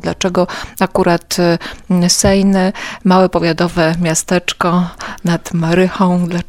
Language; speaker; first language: Polish; native; Polish